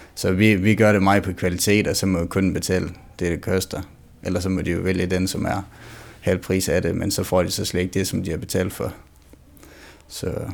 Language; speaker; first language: Danish; native; Danish